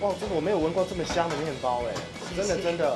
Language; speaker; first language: Chinese; non-native, fluent; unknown